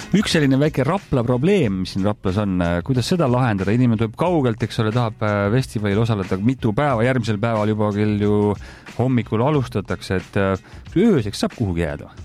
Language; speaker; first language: Estonian; native; Estonian